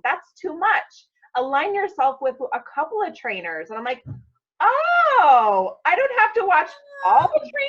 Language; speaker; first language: English; native; English